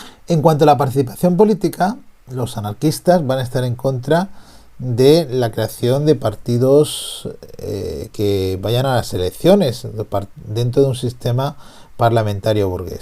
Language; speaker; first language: Spanish; native; Spanish